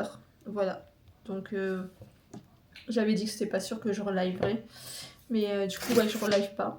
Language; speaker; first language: French; native; French